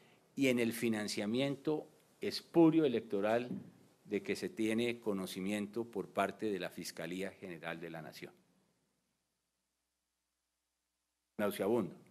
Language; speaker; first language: Spanish; native; Spanish